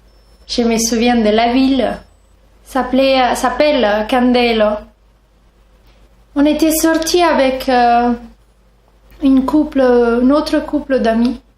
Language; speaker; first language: French; non-native, fluent; Italian